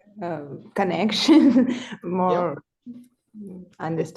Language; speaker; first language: English; non-native, learner; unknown